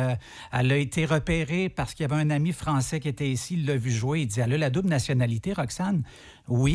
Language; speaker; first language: French; native; French